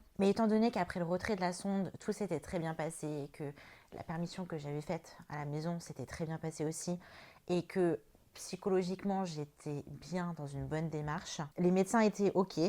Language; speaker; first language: French; native; French